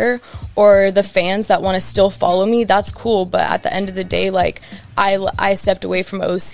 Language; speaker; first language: English; native; English